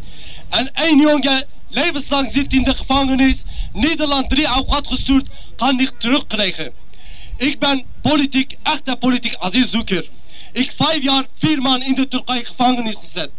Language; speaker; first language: Dutch; non-native, learner; Kurdish